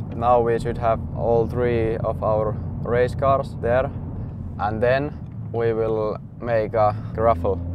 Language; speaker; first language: English; non-native, fluent; Finnish